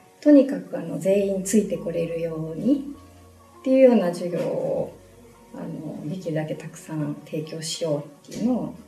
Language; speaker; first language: Japanese; native; Japanese